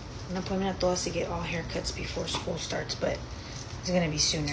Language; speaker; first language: English; early bilingual, other home language; Spanish